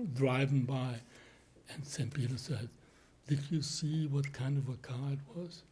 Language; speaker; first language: English; non-native, fluent; German